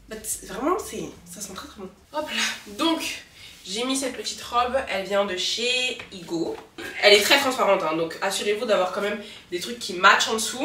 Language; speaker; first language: French; native; French